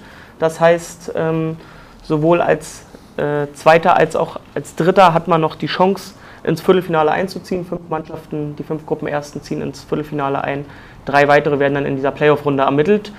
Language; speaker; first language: German; native; German